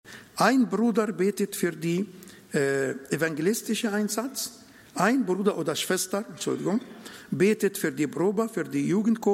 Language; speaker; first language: German; non-native, fluent; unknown